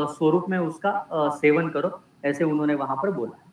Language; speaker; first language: Hindi; non-native, local second language; Marathi